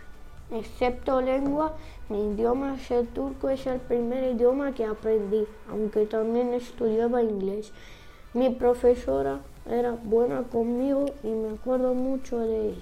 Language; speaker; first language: Spanish; early bilingual, other home language; Turkish